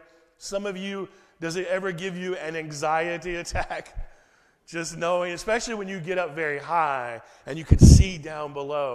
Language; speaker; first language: English; native; English